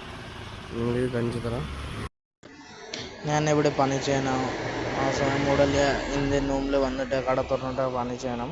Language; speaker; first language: Malayalam; non-native, learner; Bangla